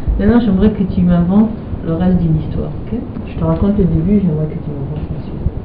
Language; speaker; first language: French; native; French